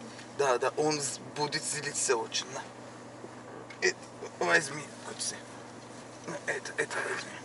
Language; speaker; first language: Russian; non-native, learner; Turkish